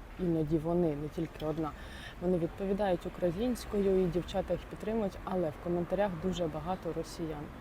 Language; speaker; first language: Ukrainian; non-native, local second language; Russian